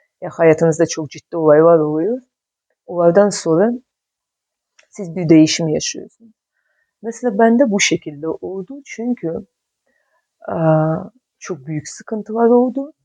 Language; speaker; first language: Turkish; non-native, fluent; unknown